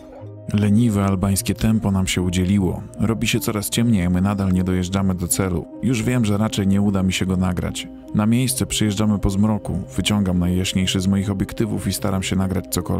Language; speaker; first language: Polish; native; Polish